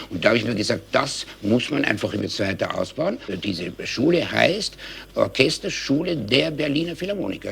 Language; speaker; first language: German; native; German